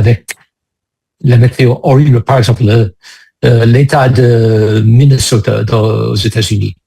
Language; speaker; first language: French; non-native, fluent; English